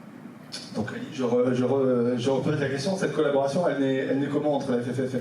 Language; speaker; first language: French; native; French